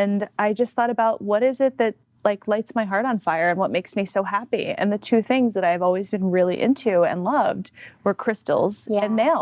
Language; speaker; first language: English; native; English